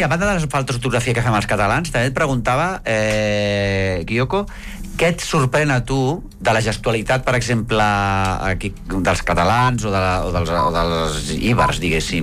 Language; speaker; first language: Catalan; native; Catalan